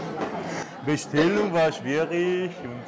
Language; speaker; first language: German; non-native, fluent; Korean